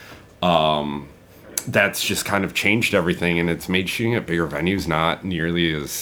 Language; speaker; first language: English; native; English